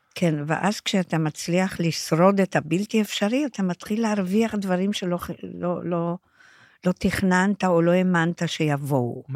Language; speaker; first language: Hebrew; non-native, fluent; Romanian